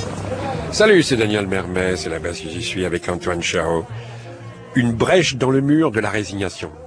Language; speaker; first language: French; native; French